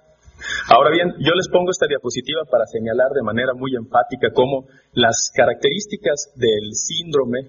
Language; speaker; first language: Spanish; native; Spanish